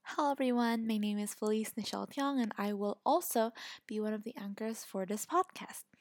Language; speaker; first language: English; non-native, fluent; Indonesian